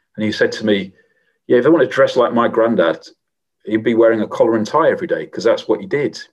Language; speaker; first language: English; native; English